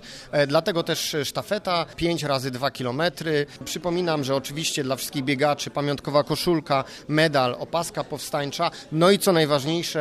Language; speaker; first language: Polish; native; Polish